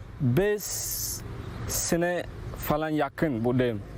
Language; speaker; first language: Turkish; non-native, learner; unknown